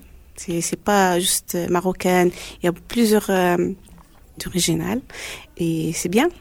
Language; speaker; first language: French; non-native, learner; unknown